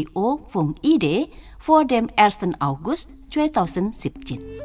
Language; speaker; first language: German; non-native, fluent; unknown